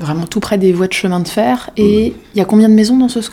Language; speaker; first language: French; native; French